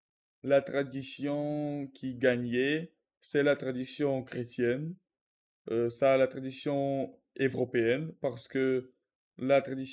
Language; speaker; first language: French; non-native, learner; Russian